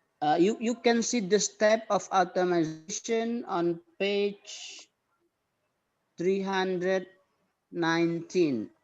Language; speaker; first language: English; non-native, fluent; Indonesian